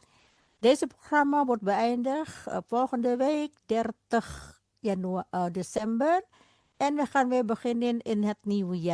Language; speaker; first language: Dutch; non-native, fluent; Indonesian